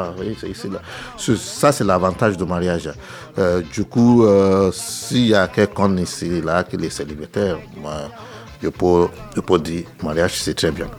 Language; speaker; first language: French; non-native, learner; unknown